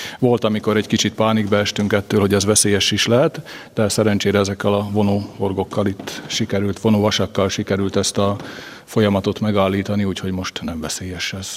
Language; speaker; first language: Hungarian; native; Hungarian